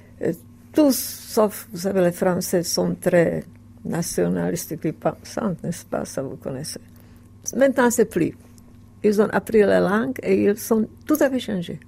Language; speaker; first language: French; non-native, fluent; Czech